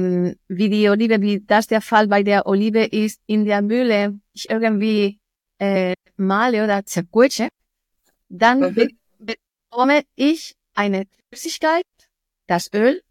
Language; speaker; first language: German; non-native, fluent; Spanish